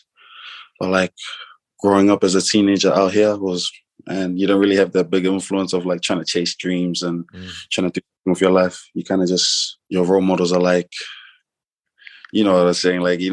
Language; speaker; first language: English; non-native, local second language; Samoan